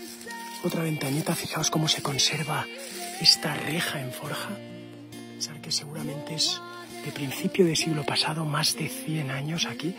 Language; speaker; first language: Spanish; native; Spanish